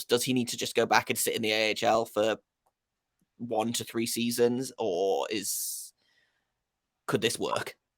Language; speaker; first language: English; native; English